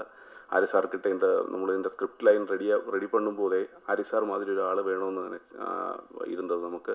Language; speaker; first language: Tamil; non-native, learner; Malayalam